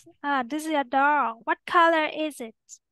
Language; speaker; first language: English; non-native, fluent; Vietnamese